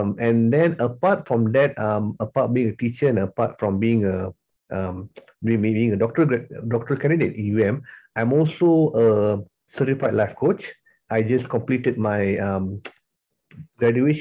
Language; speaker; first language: English; non-native, local second language; Tamil